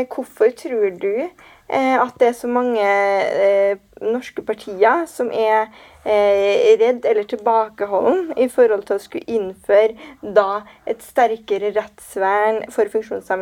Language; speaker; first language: Norwegian; native; Norwegian